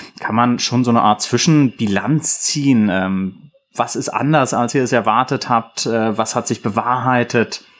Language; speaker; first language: German; native; German